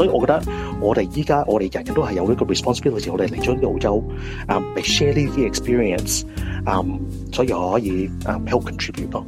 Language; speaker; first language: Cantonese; early bilingual, heritage; Cantonese